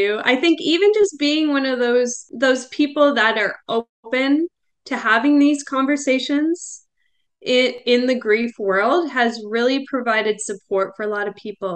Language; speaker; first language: English; native; English